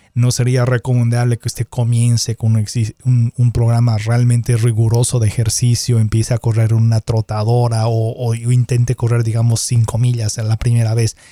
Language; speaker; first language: Spanish; native; Spanish